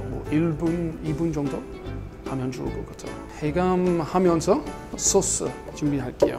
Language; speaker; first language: Korean; non-native, learner; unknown